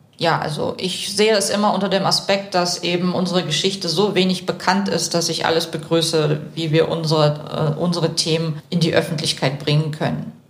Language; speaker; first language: German; early bilingual, other home language; Russian